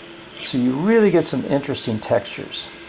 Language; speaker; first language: English; native; English